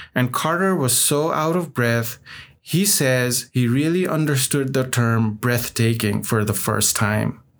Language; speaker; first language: English; non-native, local second language; Nepali